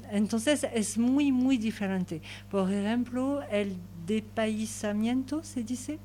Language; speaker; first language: Spanish; non-native, learner; French